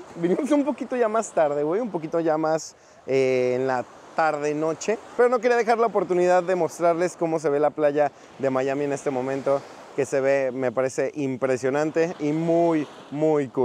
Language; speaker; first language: Spanish; native; Spanish